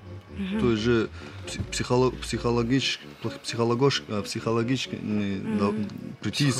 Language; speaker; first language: Slovenian; non-native, learner; Russian